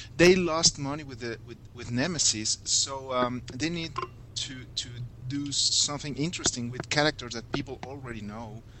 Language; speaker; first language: English; non-native, fluent; Spanish